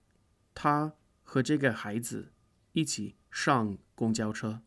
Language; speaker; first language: Chinese; non-native, fluent; English